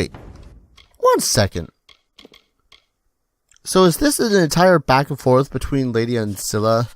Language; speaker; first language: English; native; English